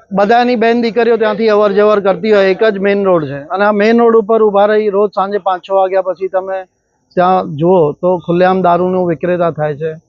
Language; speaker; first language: Gujarati; native; Gujarati